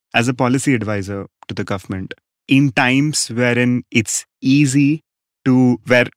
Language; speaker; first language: English; non-native, local second language; Hindi